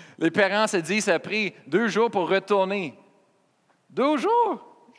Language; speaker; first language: French; non-native, fluent; English